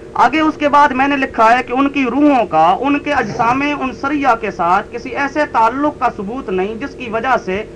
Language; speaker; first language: Urdu; native; Urdu